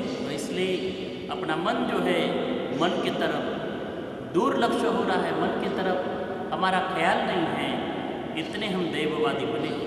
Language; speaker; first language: Hindi; non-native, local second language; Marathi